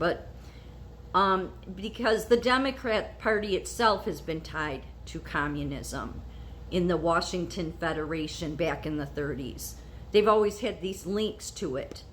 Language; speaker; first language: English; native; English